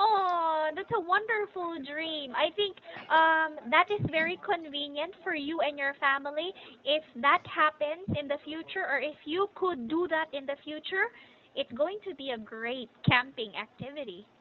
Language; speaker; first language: English; non-native, fluent; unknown